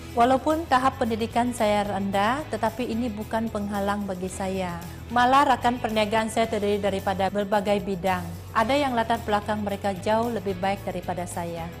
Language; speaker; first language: Malay; non-native, local second language; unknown